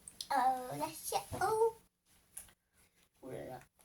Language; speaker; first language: French; native; French